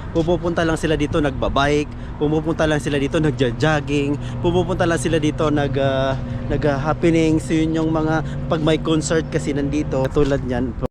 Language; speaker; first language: Filipino; non-native, local second language; Cebuano